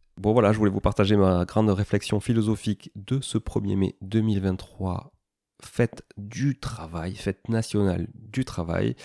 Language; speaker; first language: French; native; French